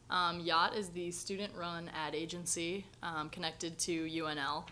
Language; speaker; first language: English; native; English